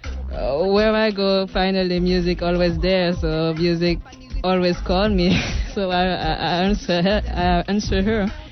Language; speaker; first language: English; non-native, fluent; French